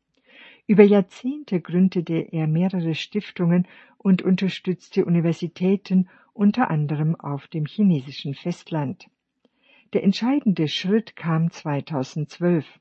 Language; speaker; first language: German; native; German